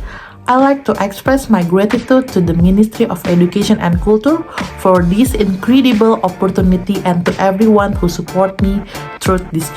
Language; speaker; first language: English; non-native, learner; Indonesian